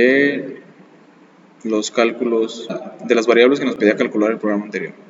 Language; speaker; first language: Spanish; native; Spanish